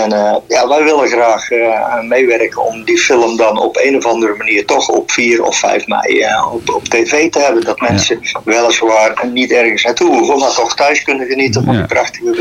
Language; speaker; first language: Dutch; native; Dutch